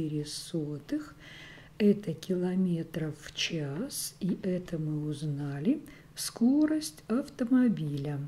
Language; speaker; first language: Russian; native; Russian